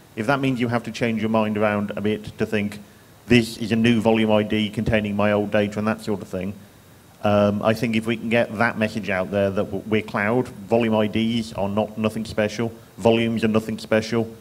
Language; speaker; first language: English; native; English